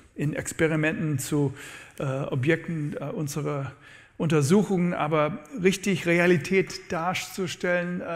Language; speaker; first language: German; non-native, fluent; English